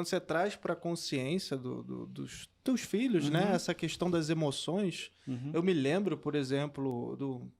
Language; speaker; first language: Portuguese; native; Portuguese